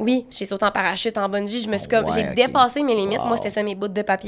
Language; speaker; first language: French; native; French